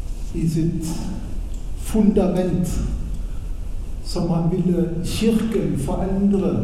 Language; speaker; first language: Norwegian; non-native, fluent; German